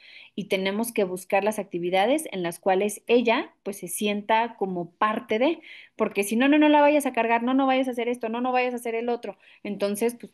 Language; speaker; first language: Spanish; native; Spanish